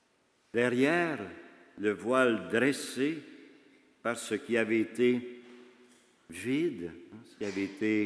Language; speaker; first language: French; native; French